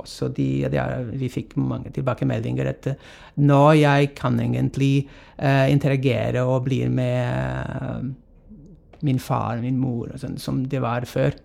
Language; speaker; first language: Norwegian; non-native, fluent; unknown